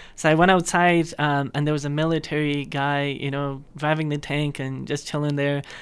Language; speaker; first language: English; non-native, fluent; Persian